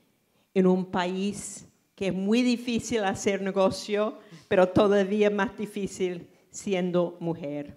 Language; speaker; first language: Spanish; non-native, fluent; English